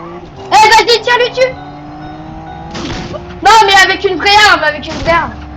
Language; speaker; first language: French; native; French